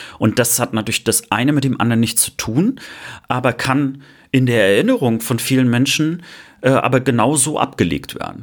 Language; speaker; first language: German; native; German